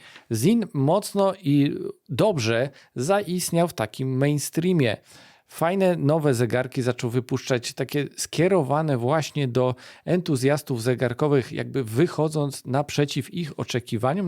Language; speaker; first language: Polish; native; Polish